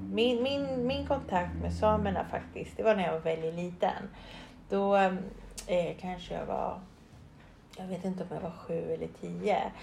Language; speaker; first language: Swedish; early bilingual, other home language; Spanish